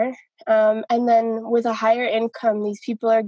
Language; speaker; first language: English; native; English